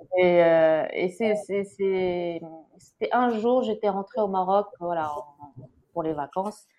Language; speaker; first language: French; non-native, local second language; Arabic